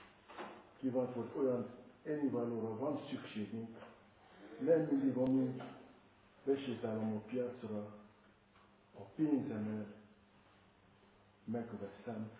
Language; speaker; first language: Hungarian; non-native, fluent; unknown